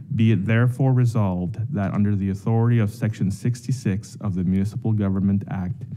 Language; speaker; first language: English; non-native, local second language; French